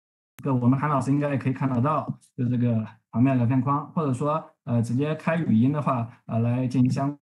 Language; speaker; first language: Chinese; native; Chinese